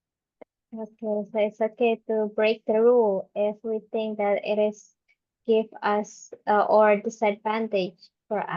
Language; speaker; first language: English; non-native, fluent; Indonesian